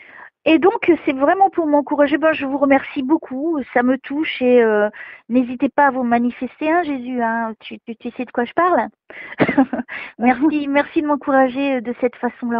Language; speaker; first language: French; native; French